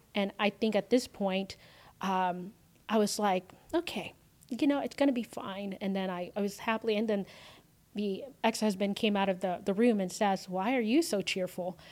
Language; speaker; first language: English; early bilingual, other home language; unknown